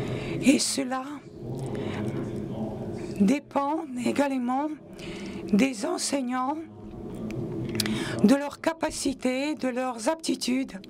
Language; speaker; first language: French; non-native, local second language; Latvian